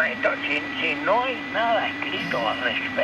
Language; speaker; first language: Spanish; native; Spanish